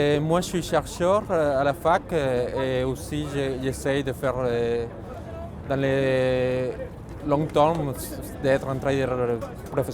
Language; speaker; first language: French; non-native, fluent; Spanish